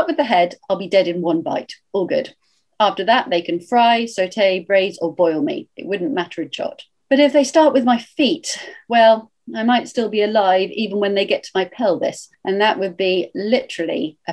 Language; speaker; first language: English; native; English